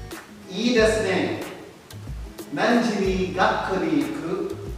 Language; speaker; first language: Japanese; non-native, fluent; Cebuano